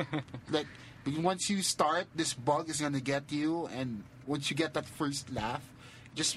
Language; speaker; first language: English; non-native, local second language; Filipino